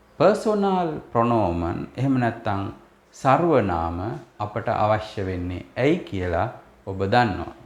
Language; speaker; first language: Sinhala; native; Sinhala